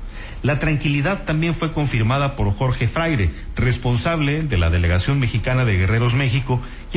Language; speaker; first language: Spanish; native; Spanish